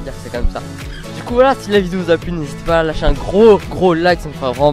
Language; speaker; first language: French; native; French